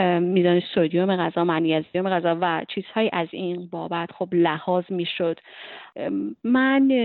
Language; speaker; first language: Persian; native; Persian